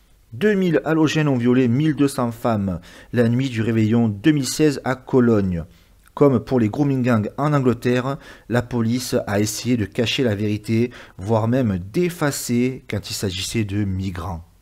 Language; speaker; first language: French; native; French